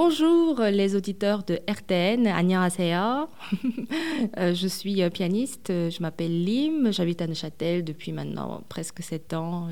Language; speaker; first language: French; early bilingual, other home language; Korean